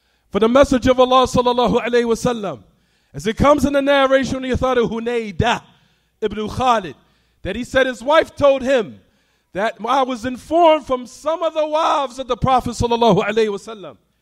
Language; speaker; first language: English; native; English